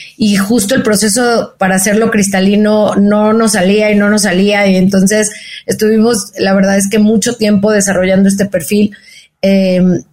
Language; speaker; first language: Spanish; native; Spanish